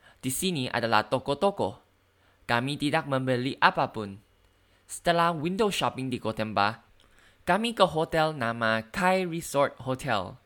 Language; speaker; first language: Indonesian; non-native, learner; Thai